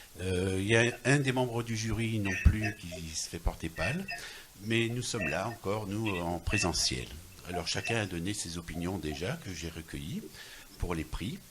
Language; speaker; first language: French; native; French